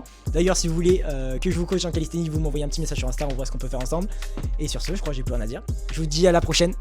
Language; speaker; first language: French; native; French